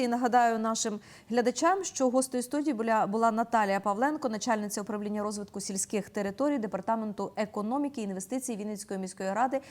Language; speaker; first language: Ukrainian; native; Ukrainian